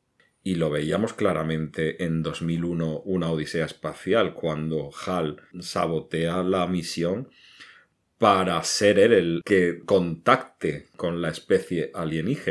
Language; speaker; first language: Spanish; native; Spanish